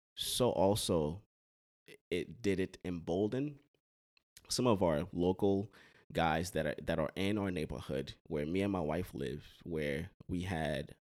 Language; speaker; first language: English; early bilingual, other home language; Haitian Creole